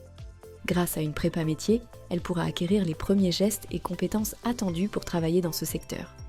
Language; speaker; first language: French; native; French